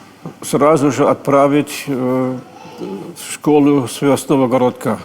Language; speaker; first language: Russian; non-native, fluent; German